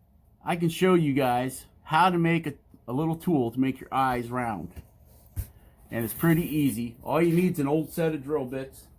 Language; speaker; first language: English; native; English